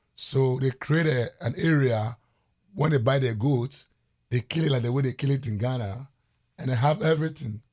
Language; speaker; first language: English; non-native, local second language; Ewe